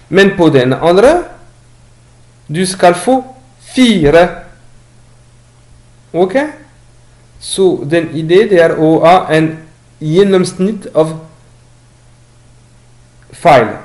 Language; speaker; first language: Norwegian; non-native, learner; French